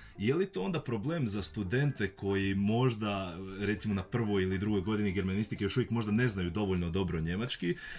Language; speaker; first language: Croatian; native; Croatian